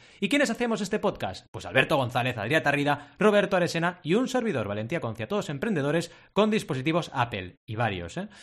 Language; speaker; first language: Spanish; native; Spanish